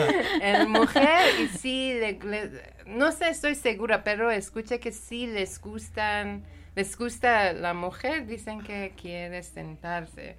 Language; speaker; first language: Spanish; non-native, learner; Persian